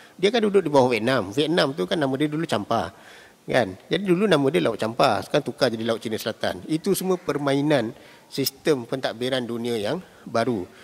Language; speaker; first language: Malay; native; Malay